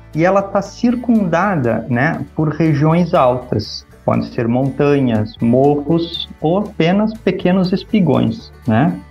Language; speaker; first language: Portuguese; native; Portuguese